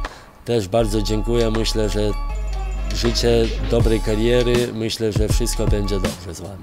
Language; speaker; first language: Polish; non-native, fluent; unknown